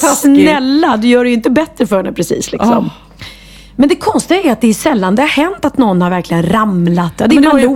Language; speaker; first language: Swedish; native; Swedish